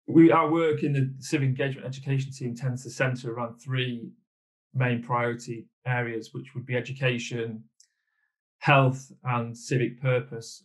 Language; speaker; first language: English; native; English